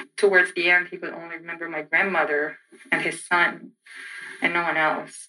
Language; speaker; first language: English; non-native, fluent; Arabic